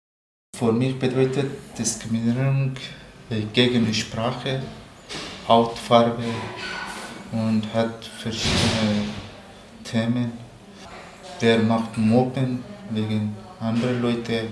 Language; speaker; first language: German; non-native, learner; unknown